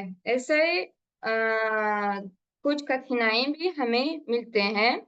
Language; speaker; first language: Hindi; non-native, learner; Uzbek